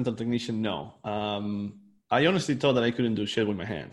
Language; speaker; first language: English; non-native, fluent; Spanish